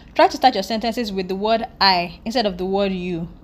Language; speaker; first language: English; non-native, local second language; Yoruba